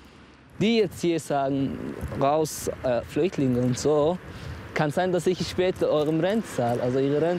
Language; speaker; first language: German; non-native, learner; Somali